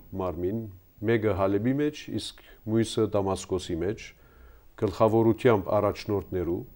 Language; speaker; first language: Armenian; native; Armenian